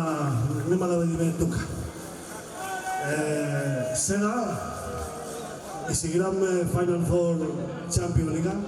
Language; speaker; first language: Macedonian; non-native, learner; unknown